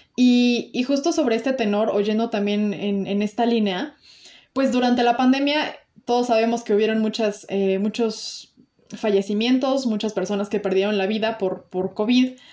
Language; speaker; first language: Spanish; native; Spanish